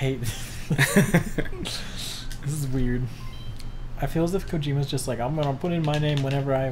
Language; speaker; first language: English; native; English